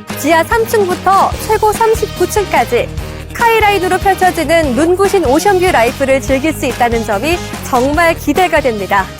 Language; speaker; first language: Korean; native; Korean